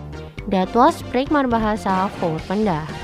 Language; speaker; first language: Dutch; non-native, learner; Indonesian